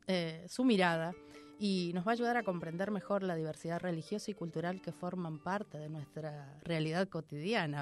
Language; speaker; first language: Spanish; native; Spanish